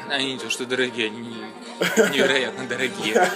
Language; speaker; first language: Russian; native; Russian